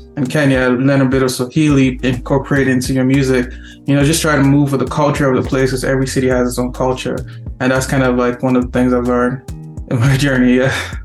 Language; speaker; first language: English; non-native, local second language; Yoruba